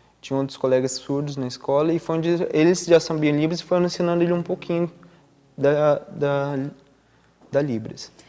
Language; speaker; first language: Portuguese; non-native, local second language; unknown